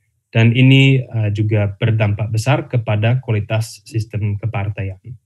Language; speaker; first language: Indonesian; non-native, fluent; English